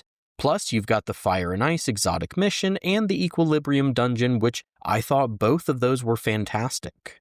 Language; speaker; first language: English; native; English